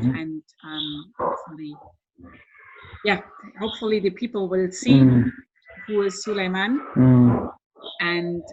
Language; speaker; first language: English; non-native, fluent; German